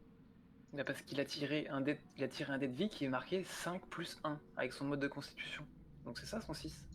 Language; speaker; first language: French; native; French